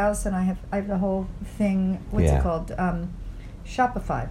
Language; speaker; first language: English; native; English